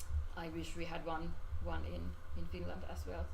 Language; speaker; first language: English; non-native, fluent; Finnish